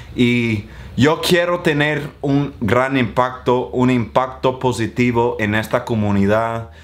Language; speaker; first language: Spanish; non-native, fluent; English